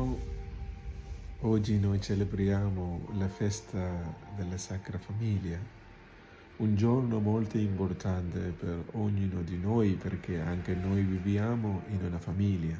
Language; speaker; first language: Italian; non-native, learner; Malayalam